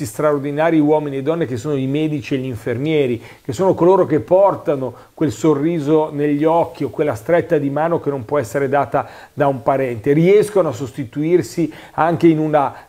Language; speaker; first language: Italian; native; Italian